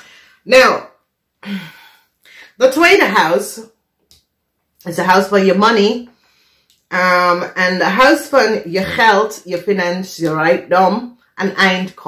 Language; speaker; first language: Dutch; non-native, fluent; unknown